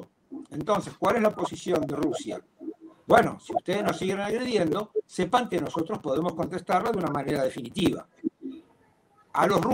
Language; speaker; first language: Spanish; native; Spanish